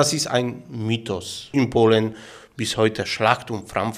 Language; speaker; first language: German; non-native, learner; Polish